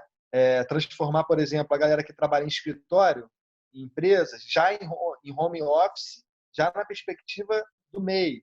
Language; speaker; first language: Portuguese; native; Portuguese